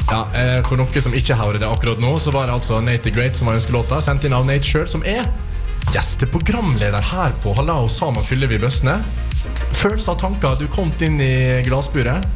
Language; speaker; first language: Norwegian; native; Norwegian